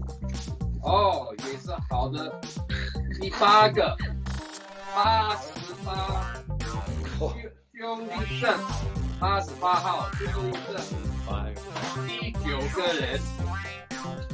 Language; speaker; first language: Chinese; early bilingual, heritage; Chinese